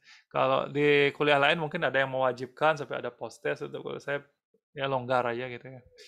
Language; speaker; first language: Indonesian; native; Indonesian